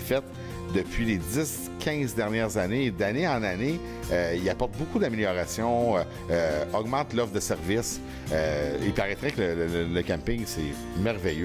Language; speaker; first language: French; native; French